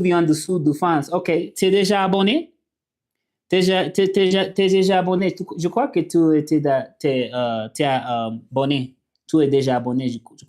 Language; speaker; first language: French; non-native, learner; English